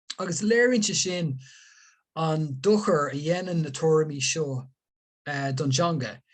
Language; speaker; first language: Irish; non-native, local second language; English